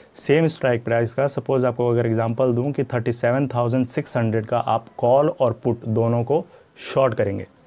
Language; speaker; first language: Hindi; native; Hindi